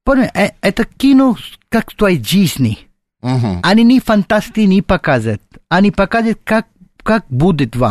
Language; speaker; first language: Russian; non-native, learner; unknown